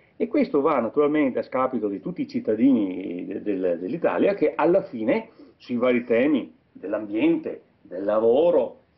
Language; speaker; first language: Italian; native; Italian